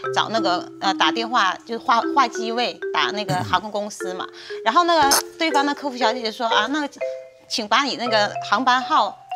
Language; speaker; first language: Chinese; native; Chinese